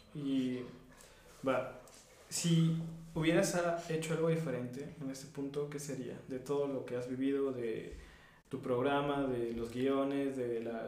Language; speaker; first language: Spanish; native; Spanish